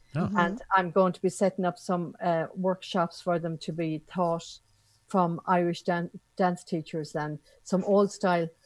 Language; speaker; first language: English; native; English